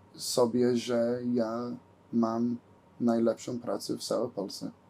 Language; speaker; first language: Polish; non-native, learner; English